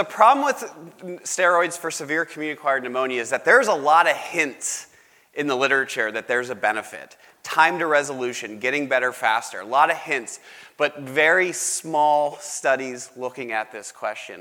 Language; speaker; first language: English; native; English